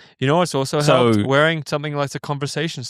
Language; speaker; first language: English; native; English